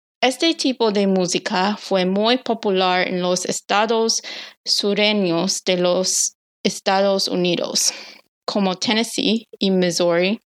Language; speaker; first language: Spanish; non-native, learner; English